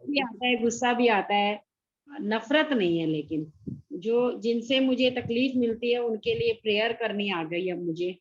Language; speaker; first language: Hindi; native; Hindi